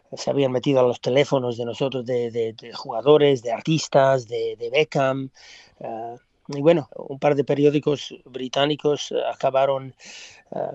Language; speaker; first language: Spanish; non-native, fluent; English